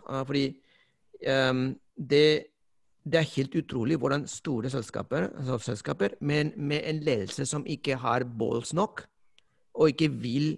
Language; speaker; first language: Norwegian; non-native, fluent; Spanish